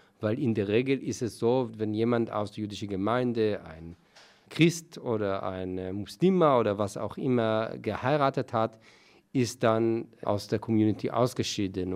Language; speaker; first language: German; non-native, fluent; Hebrew